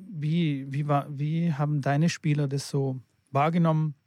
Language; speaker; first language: German; native; German